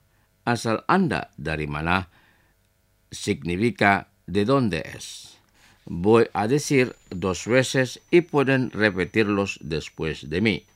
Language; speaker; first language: Spanish; non-native, fluent; Indonesian